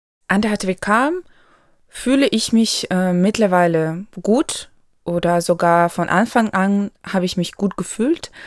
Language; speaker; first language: German; non-native, local second language; Ukrainian